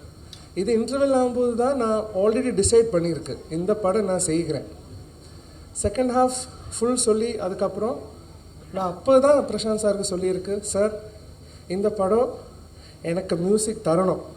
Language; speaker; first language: Tamil; non-native, learner; Malayalam